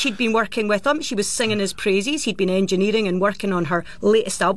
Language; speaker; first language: English; native; English